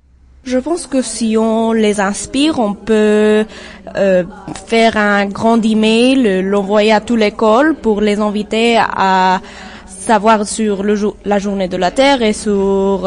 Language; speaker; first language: French; non-native, learner; English